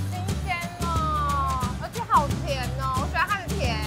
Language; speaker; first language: Chinese; native; Chinese